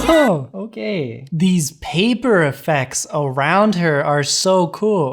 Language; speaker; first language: English; native; English